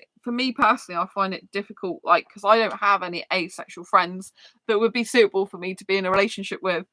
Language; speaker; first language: English; native; English